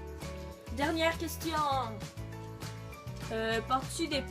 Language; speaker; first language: French; native; French